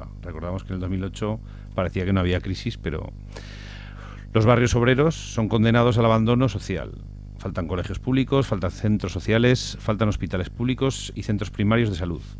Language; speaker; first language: Spanish; native; Spanish